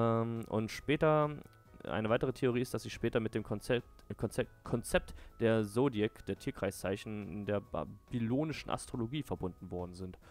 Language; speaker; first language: German; native; German